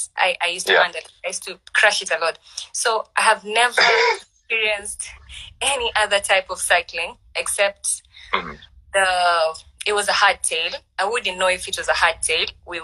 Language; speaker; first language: English; non-native, local second language; Swahili